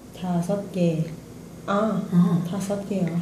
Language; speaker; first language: Korean; non-native, learner; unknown